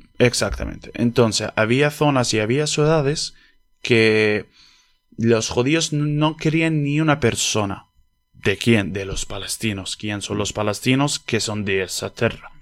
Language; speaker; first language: Spanish; non-native, fluent; Arabic